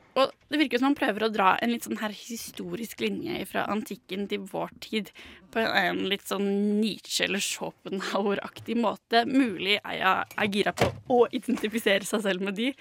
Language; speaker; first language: Norwegian; native; Norwegian